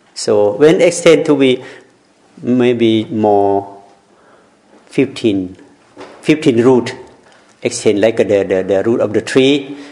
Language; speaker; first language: English; non-native, learner; Thai